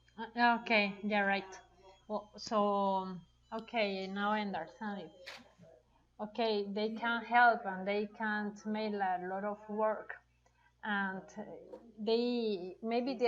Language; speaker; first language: English; non-native, learner; Spanish